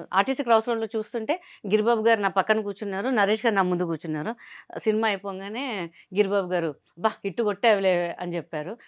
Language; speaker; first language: Telugu; non-native, local second language; Hindi